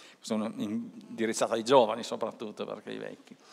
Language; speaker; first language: Italian; native; Italian